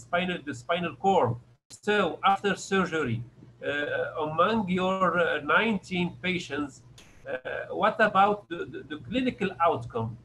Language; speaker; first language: English; non-native, learner; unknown